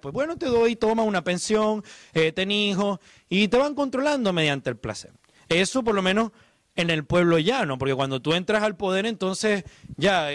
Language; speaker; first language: Spanish; native; Spanish